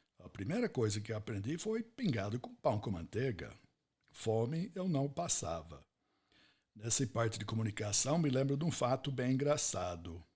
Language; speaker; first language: Portuguese; non-native, fluent; English